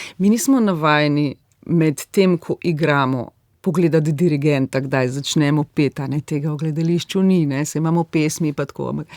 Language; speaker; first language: Slovenian; native; Slovenian